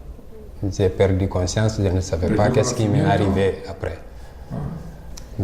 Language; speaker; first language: French; non-native, local second language; Fula